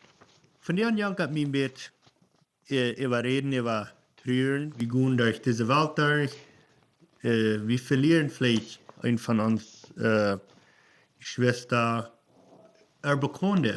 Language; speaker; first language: German; non-native, learner; Plautdietsch